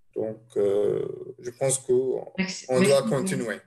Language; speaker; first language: French; non-native, fluent; Arabic